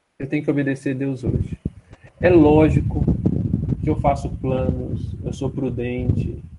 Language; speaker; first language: Portuguese; native; Portuguese